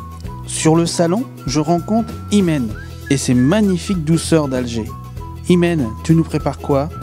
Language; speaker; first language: French; native; French